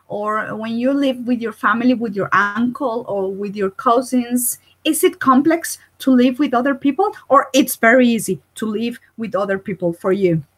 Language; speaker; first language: English; non-native, fluent; Spanish